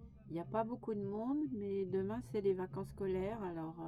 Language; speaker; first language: French; native; French